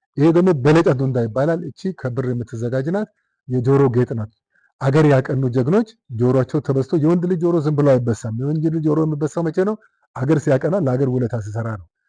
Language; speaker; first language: Amharic; non-native, local second language; Wolaytta